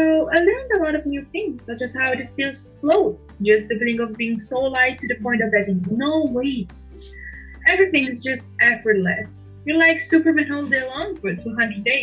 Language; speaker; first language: English; non-native, fluent; Italian